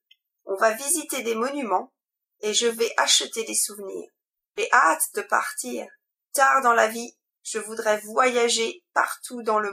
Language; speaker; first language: French; non-native, learner; English